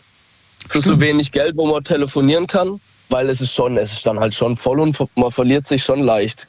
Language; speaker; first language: German; native; German